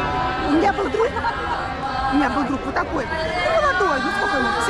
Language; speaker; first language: Russian; native; Russian